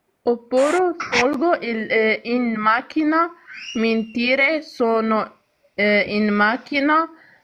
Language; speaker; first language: Italian; non-native, learner; Arabic